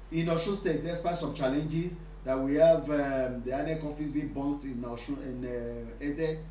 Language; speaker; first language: English; non-native, local second language; Yoruba